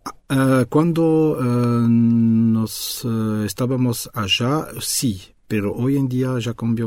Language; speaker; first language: Spanish; non-native, fluent; French